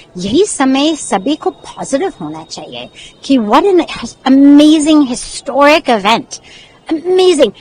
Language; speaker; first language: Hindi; non-native, fluent; English